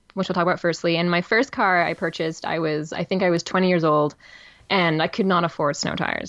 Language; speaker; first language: English; native; English